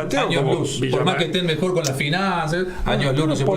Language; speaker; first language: Spanish; native; Spanish